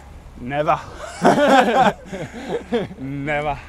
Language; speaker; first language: English; non-native, fluent; Italian